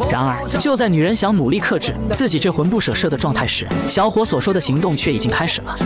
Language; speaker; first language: Chinese; native; Chinese